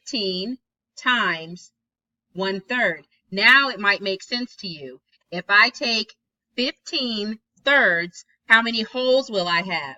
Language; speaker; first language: English; native; English